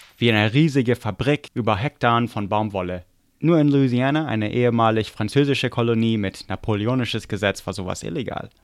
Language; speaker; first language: German; non-native, fluent; English